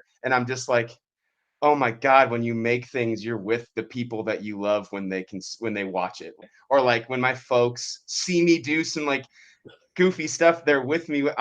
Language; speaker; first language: English; native; English